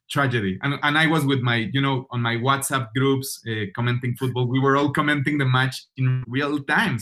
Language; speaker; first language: English; non-native, fluent; Spanish